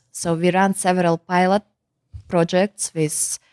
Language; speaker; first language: English; non-native, fluent; Kazakh